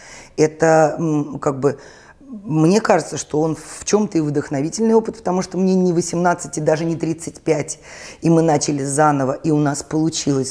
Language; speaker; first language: Russian; native; Russian